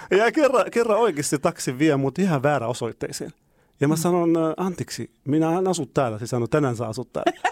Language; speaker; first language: Finnish; non-native, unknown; Arabic